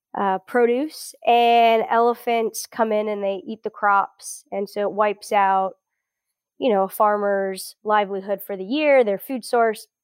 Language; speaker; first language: English; early bilingual, other home language; Portuguese